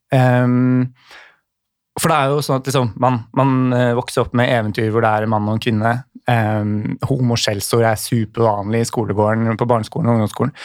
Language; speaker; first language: Norwegian; native; Norwegian